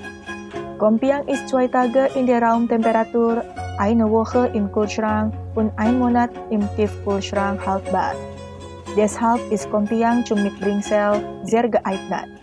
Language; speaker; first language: German; non-native, fluent; Indonesian